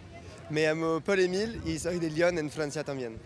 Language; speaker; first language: Spanish; non-native, learner; French